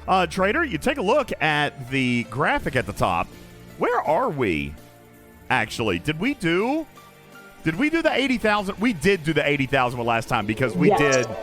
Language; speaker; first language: English; native; English